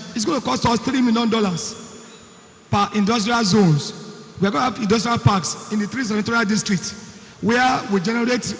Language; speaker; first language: English; non-native, local second language; Yoruba